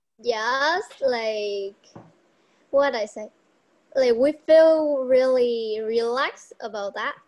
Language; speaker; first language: English; non-native, learner; Vietnamese